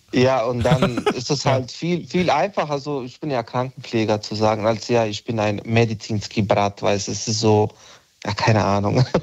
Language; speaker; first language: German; non-native, fluent; Bosnian